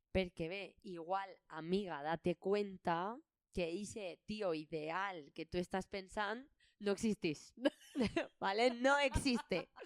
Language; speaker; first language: Spanish; non-native, local second language; Catalan